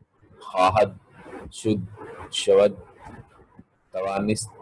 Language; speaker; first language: Persian; non-native, fluent; Urdu